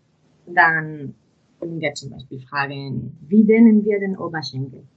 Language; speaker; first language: German; non-native, fluent; Spanish